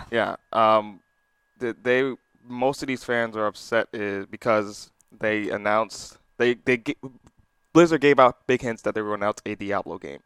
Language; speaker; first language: English; native; English